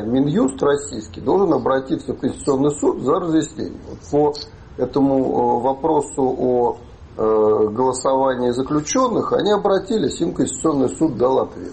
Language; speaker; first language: Russian; native; Russian